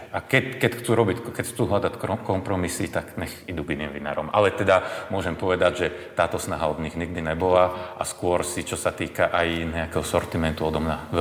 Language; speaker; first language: Slovak; native; Slovak